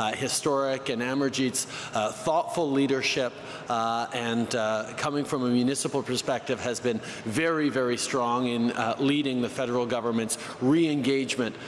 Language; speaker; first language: English; early bilingual, other home language; French